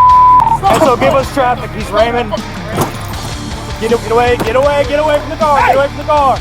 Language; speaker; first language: English; native; English